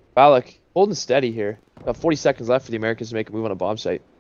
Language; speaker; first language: English; native; English